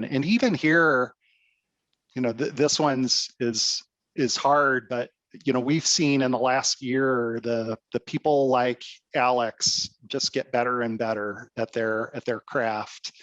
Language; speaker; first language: English; native; English